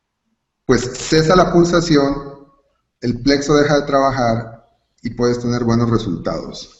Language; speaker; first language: Spanish; native; Spanish